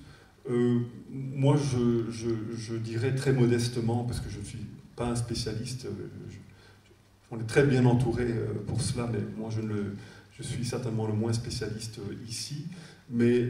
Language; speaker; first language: French; native; French